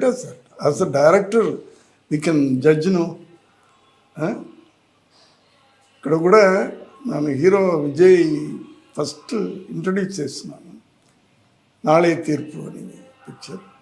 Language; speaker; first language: Telugu; non-native, learner; Tamil